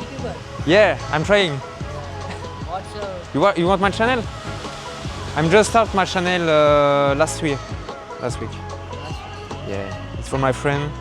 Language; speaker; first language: English; non-native, learner; French